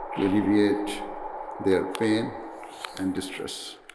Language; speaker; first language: English; non-native, local second language; Urdu